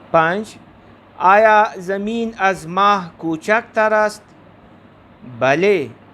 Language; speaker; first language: Persian; non-native, fluent; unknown